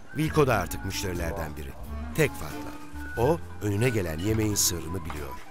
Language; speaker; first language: Turkish; native; Turkish